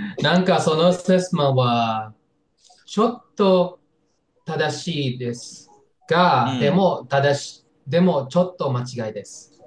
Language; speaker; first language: Japanese; non-native, learner; Indonesian